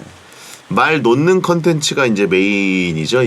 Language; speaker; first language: Korean; native; Korean